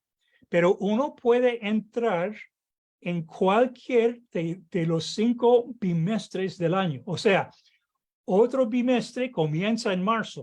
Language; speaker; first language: Spanish; non-native, fluent; English